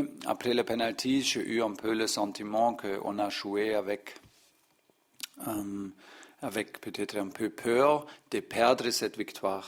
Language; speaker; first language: French; non-native, learner; German